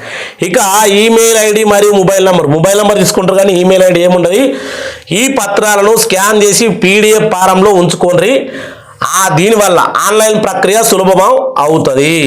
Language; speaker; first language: Telugu; native; Telugu